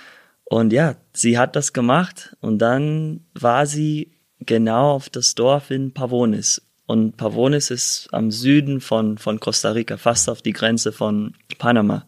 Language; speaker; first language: German; early bilingual, heritage; German